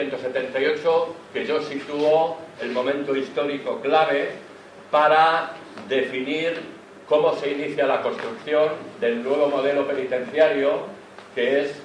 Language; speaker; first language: Spanish; native; Spanish